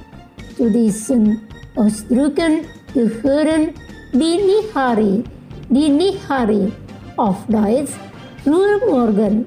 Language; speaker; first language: German; non-native, learner; Indonesian